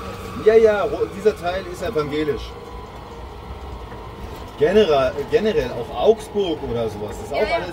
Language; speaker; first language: German; native; German